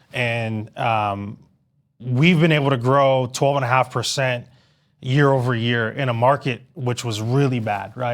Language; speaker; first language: English; native; English